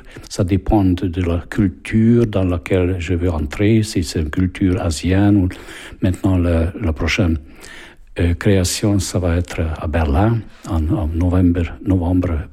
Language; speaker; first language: French; non-native, fluent; Hungarian